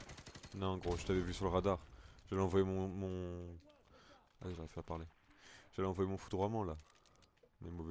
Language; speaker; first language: French; native; French